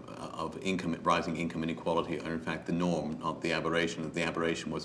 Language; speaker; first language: English; native; English